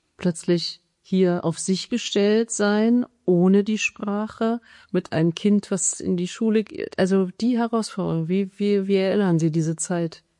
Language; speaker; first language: German; native; German